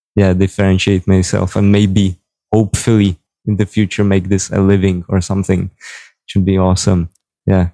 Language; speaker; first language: English; non-native, fluent; Czech